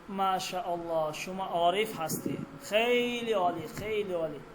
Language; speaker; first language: Persian; non-native, fluent; Bangla